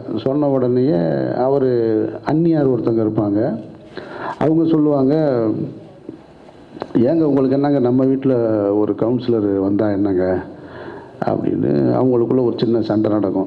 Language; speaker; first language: Tamil; native; Tamil